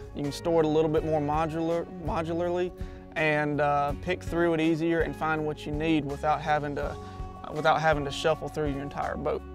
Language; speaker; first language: English; native; English